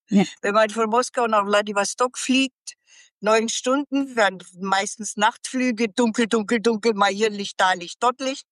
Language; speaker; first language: German; native; German